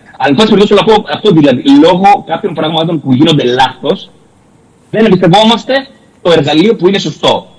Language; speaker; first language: Greek; native; Greek